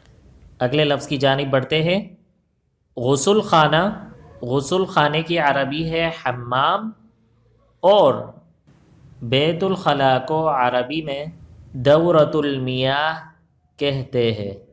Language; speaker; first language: Urdu; native; Urdu